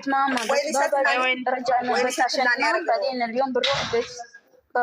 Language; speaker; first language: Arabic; non-native, learner; Amharic